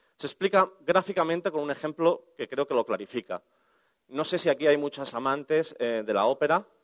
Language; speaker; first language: Spanish; native; Spanish